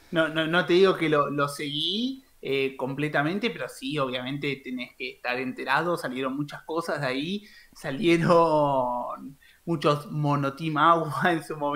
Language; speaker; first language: Spanish; native; Spanish